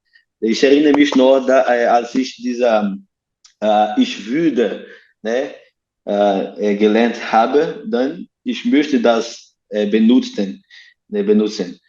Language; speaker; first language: German; non-native, learner; Portuguese